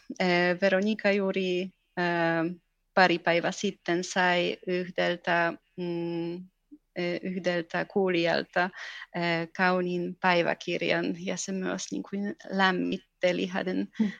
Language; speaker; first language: Finnish; non-native, fluent; Polish